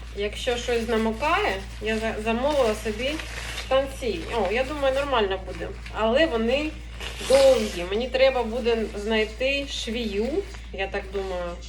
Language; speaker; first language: Ukrainian; non-native, local second language; Russian